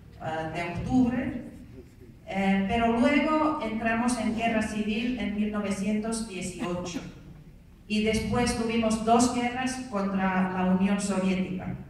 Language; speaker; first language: Spanish; non-native, fluent; Finnish